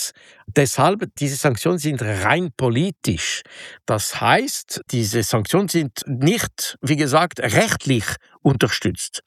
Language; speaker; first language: German; non-native, local second language; French